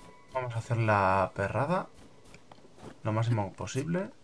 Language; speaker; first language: Spanish; native; Spanish